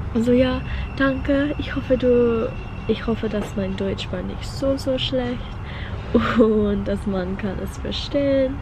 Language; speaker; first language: German; non-native, learner; English